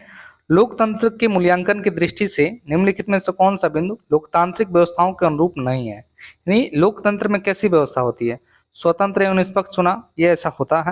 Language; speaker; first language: Hindi; native; Hindi